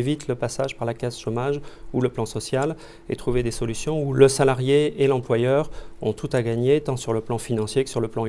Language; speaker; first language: French; native; French